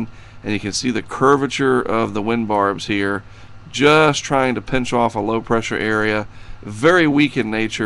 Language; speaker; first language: English; native; English